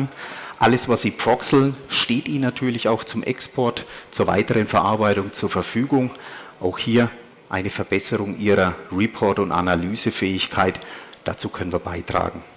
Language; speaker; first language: German; native; German